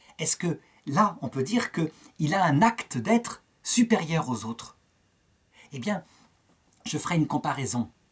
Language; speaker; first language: French; native; French